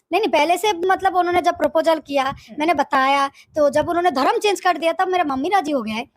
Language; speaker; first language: Hindi; non-native, fluent; Bangla